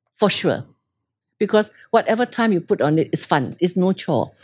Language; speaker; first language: English; native; English